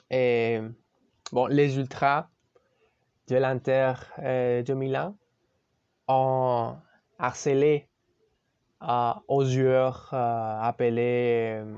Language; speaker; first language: French; non-native, learner; Spanish